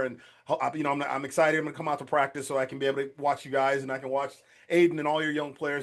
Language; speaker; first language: English; native; English